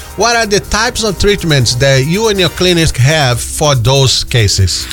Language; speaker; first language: English; non-native, fluent; Portuguese